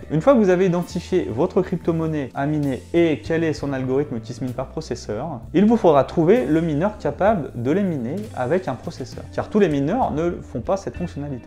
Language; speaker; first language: French; native; French